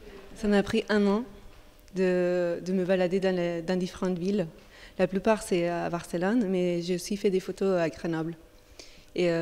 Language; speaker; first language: French; non-native, fluent; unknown